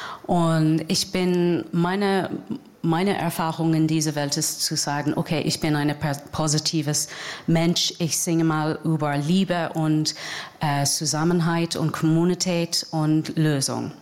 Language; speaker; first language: German; non-native, fluent; English